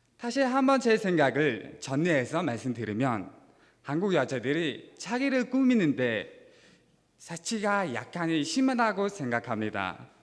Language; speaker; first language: Korean; non-native, fluent; Mongolian